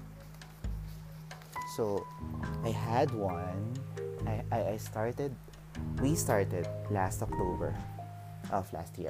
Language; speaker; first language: English; non-native, local second language; Filipino